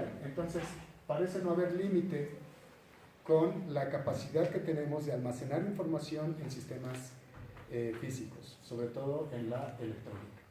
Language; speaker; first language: Spanish; native; Spanish